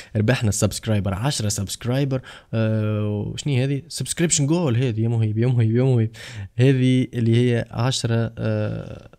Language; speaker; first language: Arabic; native; Arabic